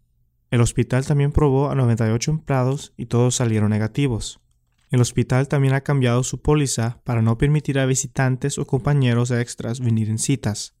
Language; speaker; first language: Spanish; native; Spanish